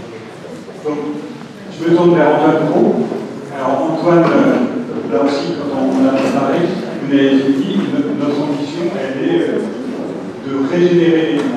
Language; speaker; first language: French; native; French